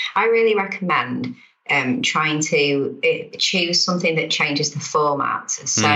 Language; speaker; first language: English; native; English